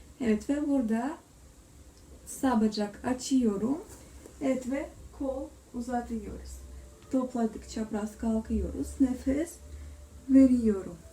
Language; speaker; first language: Turkish; non-native, learner; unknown